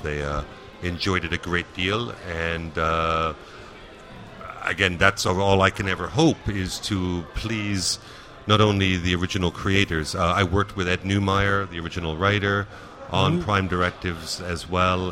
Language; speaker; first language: English; native; English